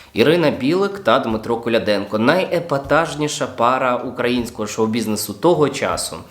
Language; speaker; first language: Ukrainian; non-native, local second language; Russian